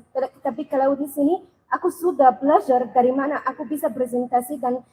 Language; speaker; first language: Indonesian; non-native, learner; Arabic